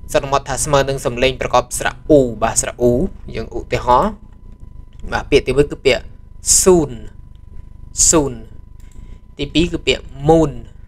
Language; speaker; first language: Khmer; native; Khmer